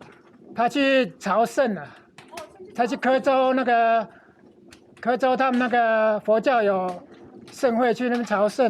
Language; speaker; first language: Chinese; native; Chinese